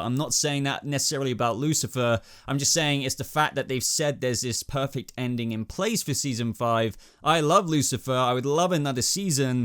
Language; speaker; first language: English; native; English